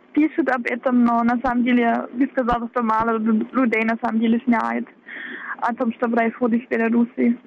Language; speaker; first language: Russian; non-native, fluent; German